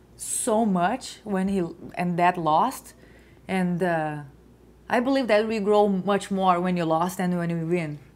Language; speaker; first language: English; non-native, fluent; Portuguese